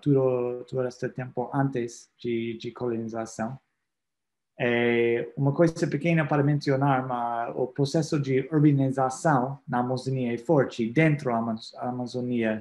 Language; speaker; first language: Portuguese; non-native, fluent; English